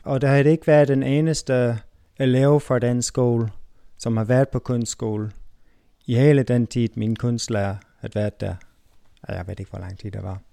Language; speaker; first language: Danish; non-native, fluent; English